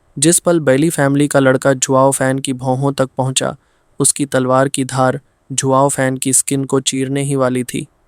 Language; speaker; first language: Hindi; non-native, fluent; Bangla